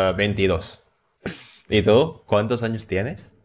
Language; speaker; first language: Spanish; non-native, fluent; Indonesian